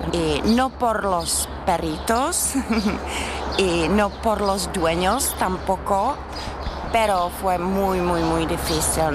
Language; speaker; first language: Spanish; non-native, fluent; Czech